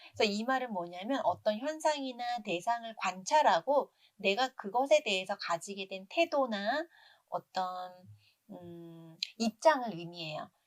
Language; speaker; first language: Korean; native; Korean